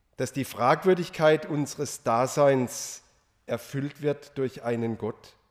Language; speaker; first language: German; native; German